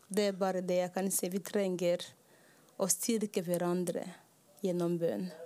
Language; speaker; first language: Norwegian; non-native, learner; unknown